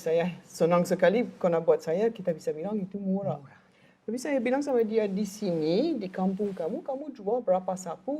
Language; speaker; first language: Indonesian; non-native, learner; French